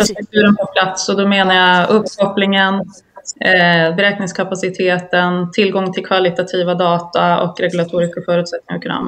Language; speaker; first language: Swedish; native; Swedish